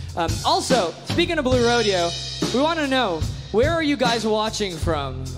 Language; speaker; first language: English; native; English